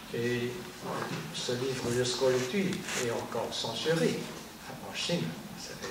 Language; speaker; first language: French; non-native, fluent; Chinese